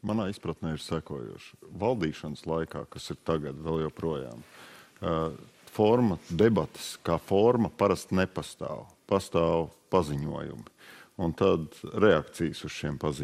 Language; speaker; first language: Latvian; native; Latvian